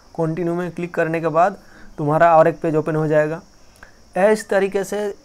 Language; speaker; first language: Hindi; non-native, local second language; Bangla